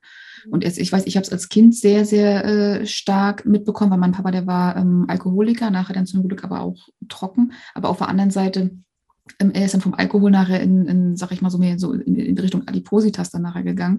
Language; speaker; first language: German; native; German